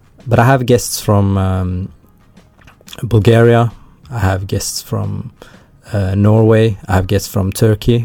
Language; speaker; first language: English; early bilingual, other home language; Norwegian